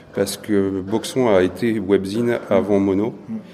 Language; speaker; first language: French; native; French